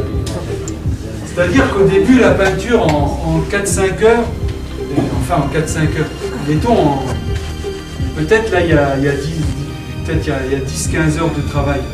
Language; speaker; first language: French; native; French